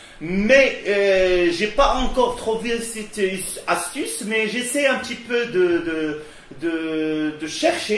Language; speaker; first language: French; non-native, local second language; Arabic